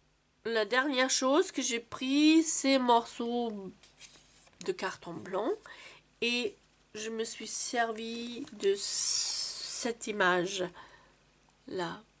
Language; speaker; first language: French; non-native, fluent; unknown